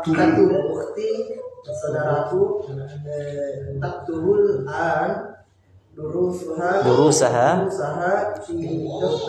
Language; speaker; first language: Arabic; non-native, learner; Indonesian